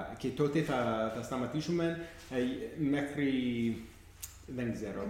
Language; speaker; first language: Greek; non-native, fluent; English